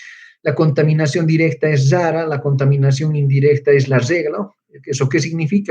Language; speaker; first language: Spanish; native; Spanish